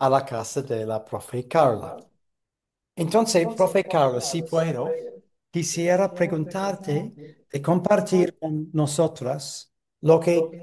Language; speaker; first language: Spanish; non-native, fluent; English